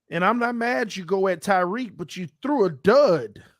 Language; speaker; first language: English; native; English